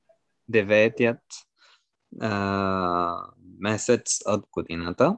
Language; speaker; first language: Bulgarian; non-native, learner; French